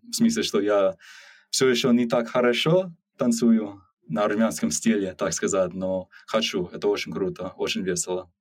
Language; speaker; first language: Russian; non-native, learner; English